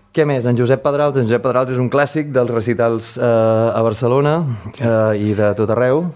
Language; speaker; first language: Catalan; native; Catalan